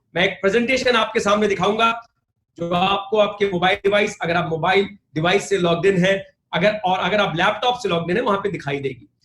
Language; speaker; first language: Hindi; native; Hindi